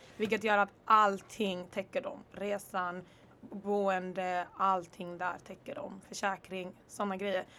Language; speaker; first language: Swedish; early bilingual, other home language; Kinyarwanda